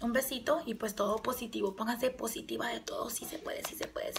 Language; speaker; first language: Spanish; native; Spanish